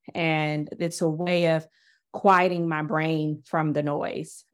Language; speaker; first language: English; native; English